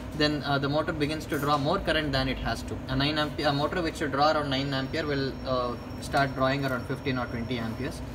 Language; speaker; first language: English; non-native, local second language; Kannada